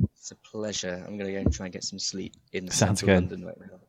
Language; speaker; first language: English; native; English